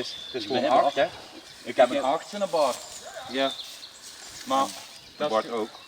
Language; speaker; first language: Dutch; non-native, local second language; French